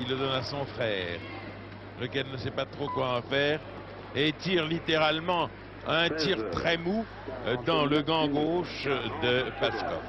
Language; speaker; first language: French; native; French